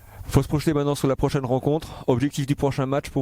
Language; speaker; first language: French; native; French